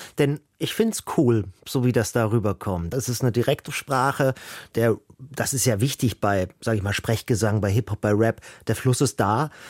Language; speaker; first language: German; native; German